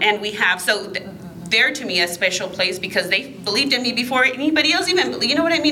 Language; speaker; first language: English; early bilingual, other home language; Spanish